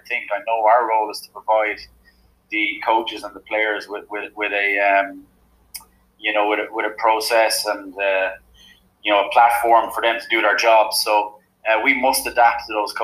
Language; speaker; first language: English; native; English